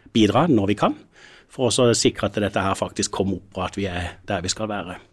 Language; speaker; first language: Norwegian; native; Norwegian